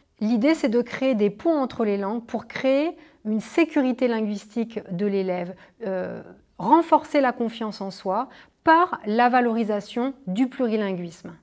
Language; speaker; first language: French; native; French